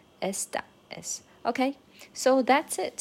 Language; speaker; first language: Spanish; non-native, learner; Chinese